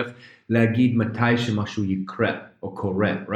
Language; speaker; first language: Hebrew; non-native, fluent; English